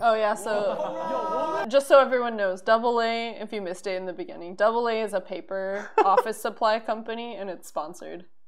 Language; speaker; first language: English; native; English